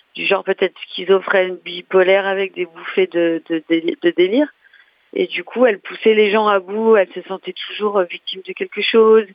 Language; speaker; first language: French; native; French